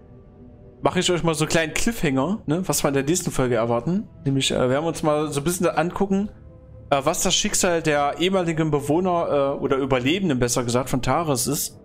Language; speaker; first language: German; native; German